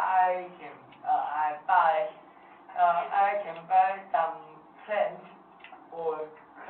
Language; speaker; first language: English; non-native, learner; Chinese